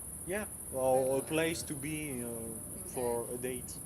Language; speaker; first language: English; non-native, learner; French